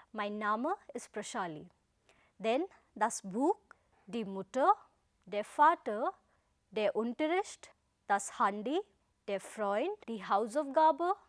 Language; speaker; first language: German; non-native, fluent; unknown